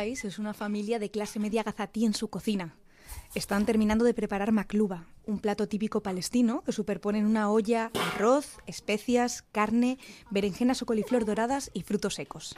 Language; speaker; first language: Spanish; native; Spanish